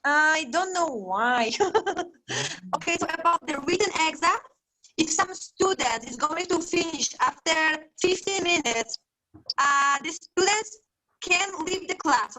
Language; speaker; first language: English; non-native, fluent; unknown